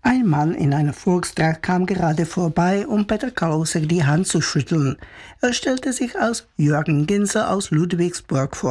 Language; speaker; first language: German; native; German